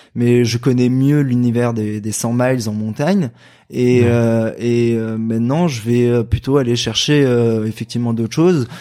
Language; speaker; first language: French; native; French